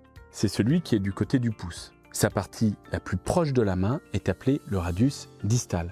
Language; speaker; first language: French; native; French